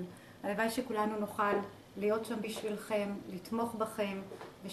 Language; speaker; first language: Hebrew; native; Hebrew